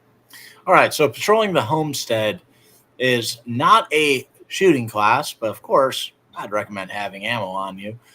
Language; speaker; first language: English; native; English